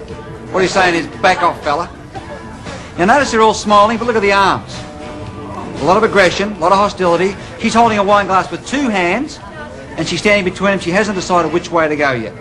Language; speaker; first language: English; native; English